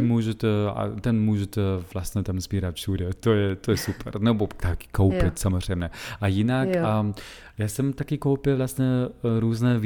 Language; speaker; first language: Czech; non-native, fluent; German